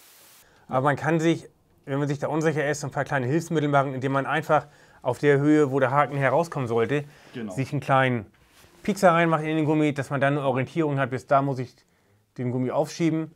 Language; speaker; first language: German; native; German